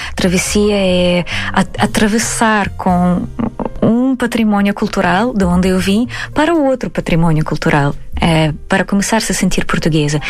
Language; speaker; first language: Portuguese; non-native, fluent; Russian